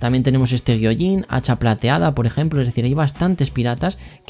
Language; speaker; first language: Spanish; native; Spanish